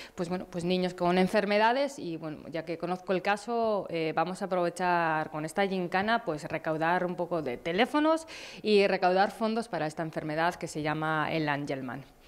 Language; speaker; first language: Spanish; native; Spanish